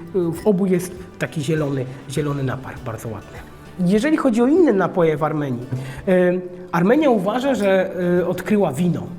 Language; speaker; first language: Polish; non-native, fluent; Armenian